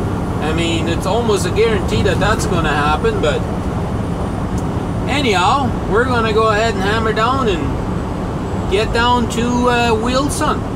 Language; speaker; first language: English; native; English